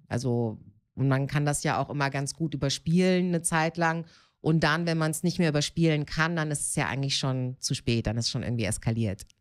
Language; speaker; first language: German; native; German